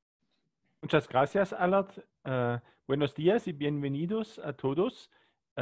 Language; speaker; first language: Spanish; non-native, learner; German